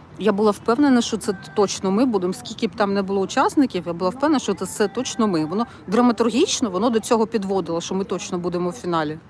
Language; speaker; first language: Ukrainian; non-native, local second language; Russian